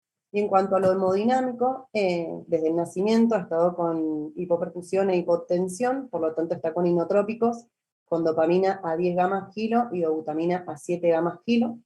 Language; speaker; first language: Spanish; native; Spanish